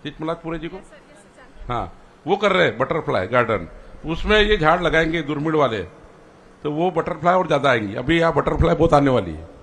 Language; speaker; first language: Hindi; non-native, local second language; Marathi